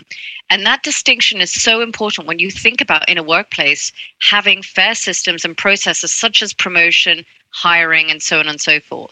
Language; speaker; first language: English; non-native, local second language; Cantonese